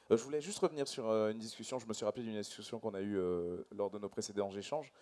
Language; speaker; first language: French; native; French